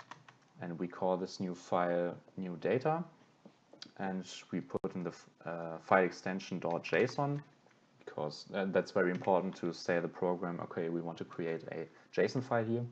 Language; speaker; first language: English; non-native, fluent; German